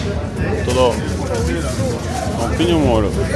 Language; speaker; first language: Japanese; non-native, learner; French